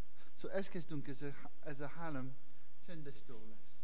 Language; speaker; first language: Hungarian; non-native, learner; English